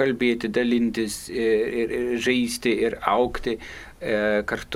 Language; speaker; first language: Lithuanian; non-native, fluent; German